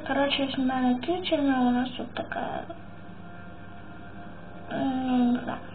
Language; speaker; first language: Russian; early bilingual, heritage; Russian